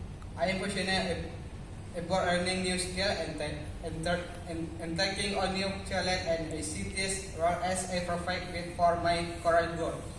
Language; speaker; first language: English; non-native, learner; Indonesian